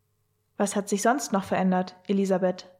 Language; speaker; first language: German; native; German